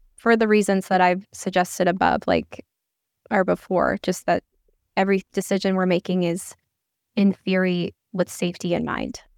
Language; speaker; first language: English; native; English